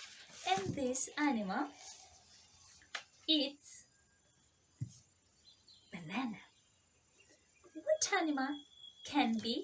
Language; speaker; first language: English; non-native, fluent; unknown